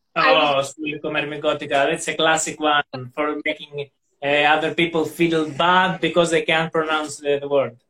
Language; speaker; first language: English; non-native, fluent; Greek